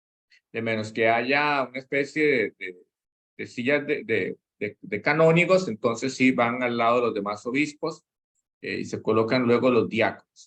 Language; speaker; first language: Spanish; native; Spanish